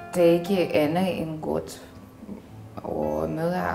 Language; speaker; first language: Danish; non-native, fluent; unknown